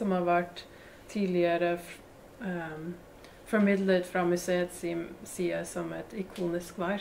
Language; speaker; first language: Norwegian; non-native, fluent; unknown